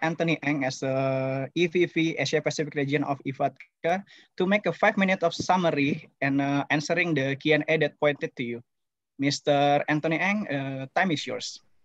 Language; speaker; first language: English; non-native, fluent; Indonesian